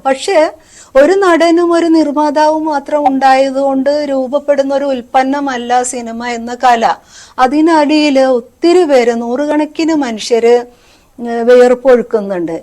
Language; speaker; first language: Malayalam; native; Malayalam